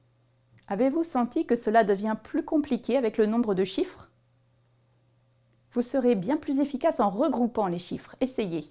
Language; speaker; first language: French; native; French